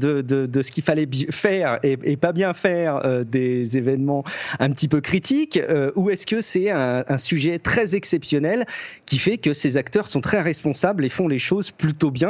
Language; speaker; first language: French; native; French